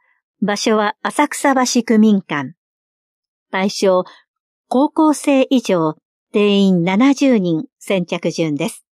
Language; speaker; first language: Japanese; native; Japanese